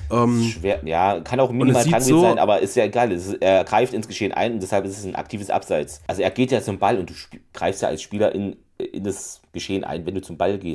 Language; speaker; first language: German; native; German